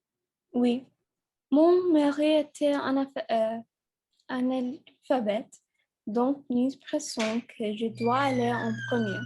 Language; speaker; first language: French; non-native, learner; English